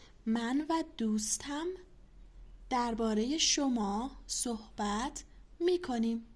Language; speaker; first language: Persian; non-native, fluent; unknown